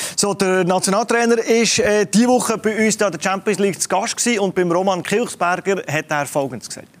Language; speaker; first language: German; native; German